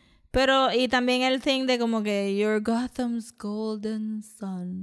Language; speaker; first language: Spanish; early bilingual, heritage; Spanish